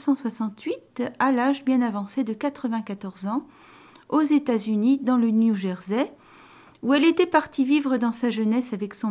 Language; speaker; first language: French; native; French